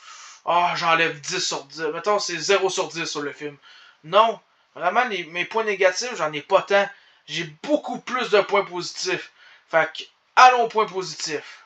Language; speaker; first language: French; native; French